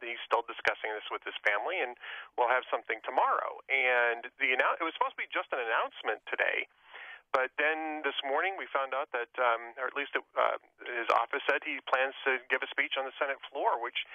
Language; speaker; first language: English; native; English